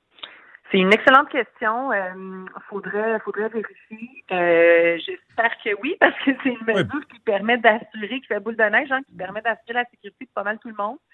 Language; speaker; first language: French; native; French